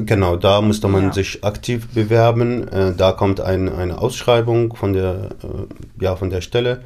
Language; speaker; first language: German; non-native, fluent; Arabic